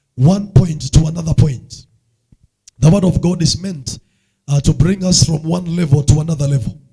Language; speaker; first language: English; non-native, local second language; Swahili